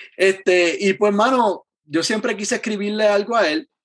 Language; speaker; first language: Spanish; native; Spanish